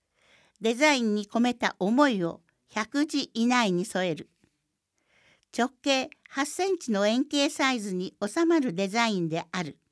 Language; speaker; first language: Japanese; native; Japanese